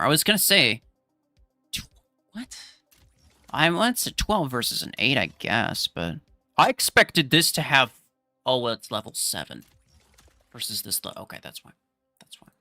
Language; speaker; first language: English; native; English